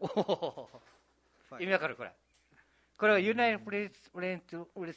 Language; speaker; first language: Japanese; native; Japanese